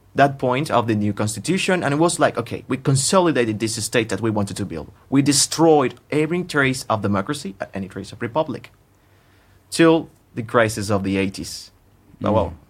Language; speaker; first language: English; non-native, fluent; Spanish